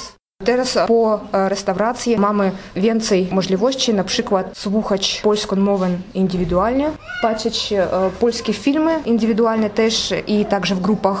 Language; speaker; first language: Polish; early bilingual, heritage; Russian